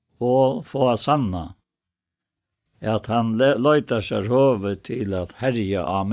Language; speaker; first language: Danish; non-native, local second language; Faroese